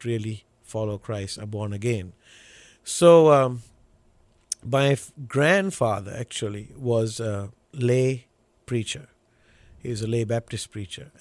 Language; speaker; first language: English; non-native, local second language; Sinhala